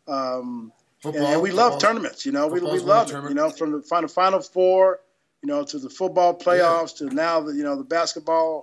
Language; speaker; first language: English; native; English